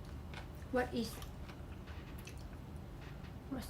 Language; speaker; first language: English; non-native, learner; Vietnamese